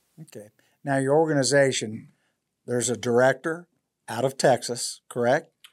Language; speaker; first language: English; native; English